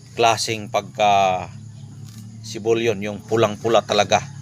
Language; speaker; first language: Filipino; non-native, local second language; Cebuano